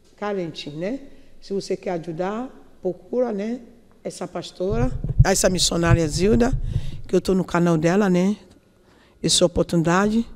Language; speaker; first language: Portuguese; non-native, learner; Yoruba